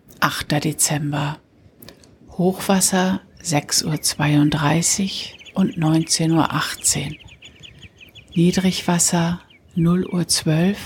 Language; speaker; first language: German; native; German